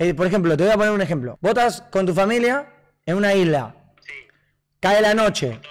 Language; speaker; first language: Spanish; native; Spanish